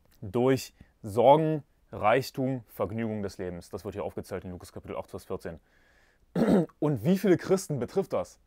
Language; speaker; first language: German; native; German